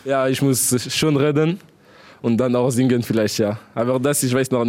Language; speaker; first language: German; non-native, learner; French